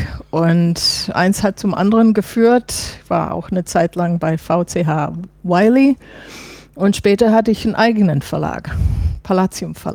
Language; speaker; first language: German; non-native, fluent; English